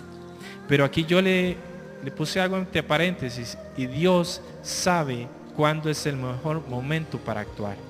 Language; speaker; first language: Spanish; native; Spanish